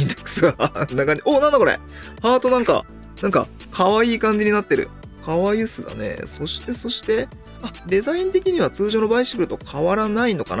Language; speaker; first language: Japanese; native; Japanese